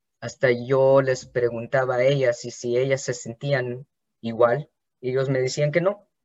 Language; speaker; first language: Spanish; early bilingual, heritage; Spanish